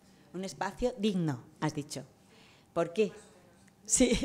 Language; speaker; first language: Spanish; native; Spanish